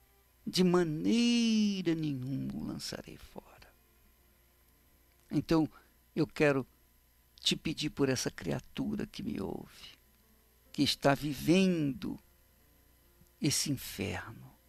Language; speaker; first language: Portuguese; native; Portuguese